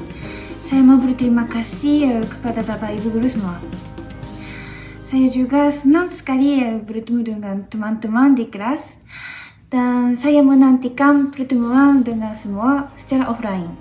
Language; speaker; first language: Indonesian; non-native, learner; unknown